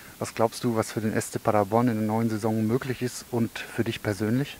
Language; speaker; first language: German; native; German